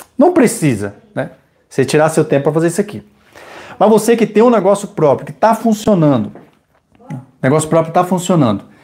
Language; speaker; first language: Portuguese; native; Portuguese